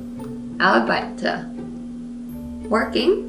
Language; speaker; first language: German; non-native, learner; Korean